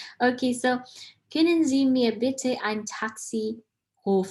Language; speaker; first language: German; non-native, fluent; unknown